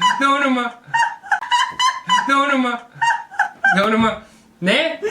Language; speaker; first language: Turkish; non-native, learner; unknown